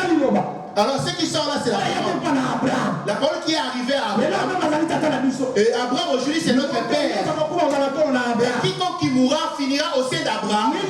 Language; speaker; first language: French; non-native, local second language; Lingala